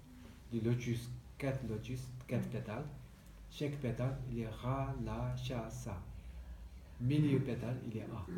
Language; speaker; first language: French; non-native, learner; Tibetan